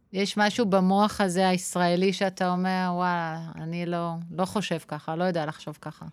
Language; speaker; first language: Hebrew; native; Hebrew